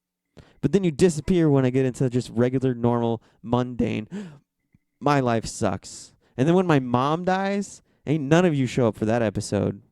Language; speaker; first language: English; native; English